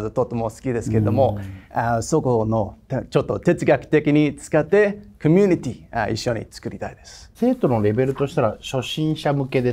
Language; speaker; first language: Japanese; non-native, fluent; English